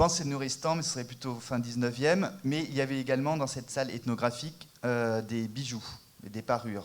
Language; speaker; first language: French; native; French